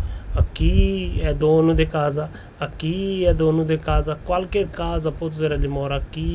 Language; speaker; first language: Portuguese; non-native, learner; Hindi